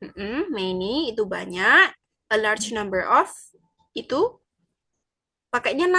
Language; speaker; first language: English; non-native, fluent; Indonesian